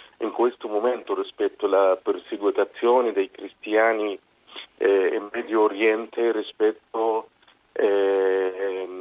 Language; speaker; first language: Italian; non-native, fluent; Arabic